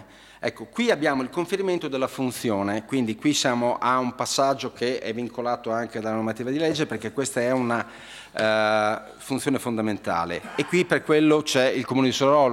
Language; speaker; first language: Italian; native; Italian